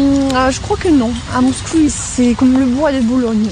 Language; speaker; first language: French; non-native, fluent; Russian